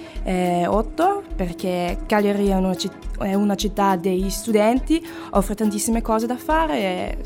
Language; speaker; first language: Italian; non-native, fluent; German